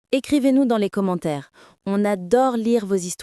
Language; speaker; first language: French; non-native, fluent; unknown